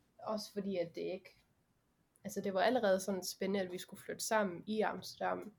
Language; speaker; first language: Danish; early bilingual, heritage; Danish